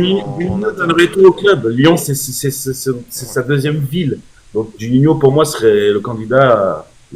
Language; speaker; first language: French; native; French